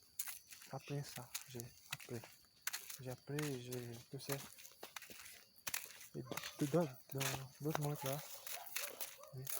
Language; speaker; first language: French; non-native, learner; Portuguese